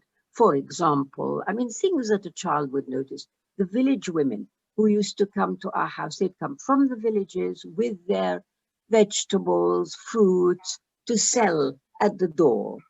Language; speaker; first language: English; early bilingual, other home language; Arabic